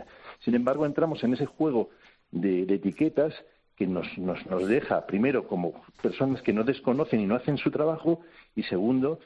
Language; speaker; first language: Spanish; native; Spanish